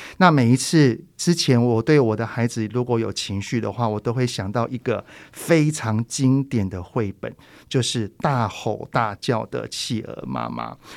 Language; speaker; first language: Chinese; native; Chinese